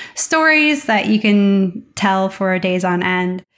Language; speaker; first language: English; native; English